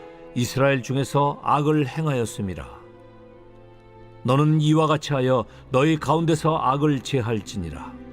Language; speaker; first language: Korean; native; Korean